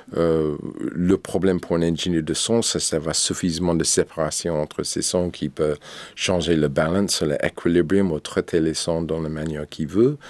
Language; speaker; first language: French; non-native, fluent; English